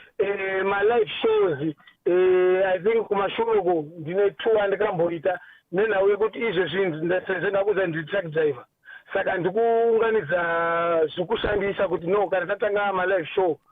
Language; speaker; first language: Shona; non-native, local second language; Nyanja